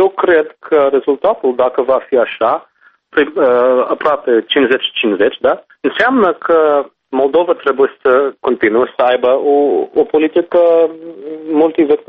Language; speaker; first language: Romanian; non-native, fluent; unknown